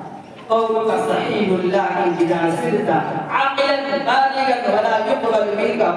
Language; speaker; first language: Arabic; non-native, learner; Urdu